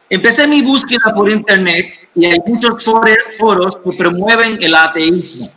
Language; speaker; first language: Spanish; non-native, fluent; Arabic